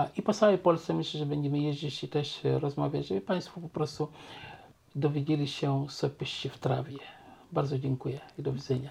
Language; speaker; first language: Polish; non-native, local second language; Wolof